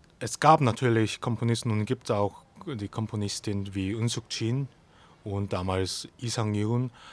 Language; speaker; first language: German; non-native, fluent; Korean